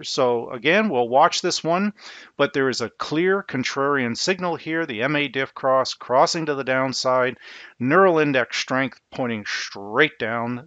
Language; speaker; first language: English; native; English